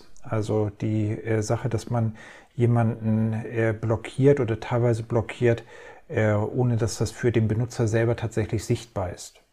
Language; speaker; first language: German; native; German